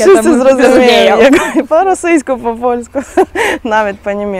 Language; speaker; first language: Polish; non-native, learner; Russian